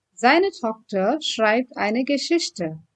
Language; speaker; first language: German; non-native, fluent; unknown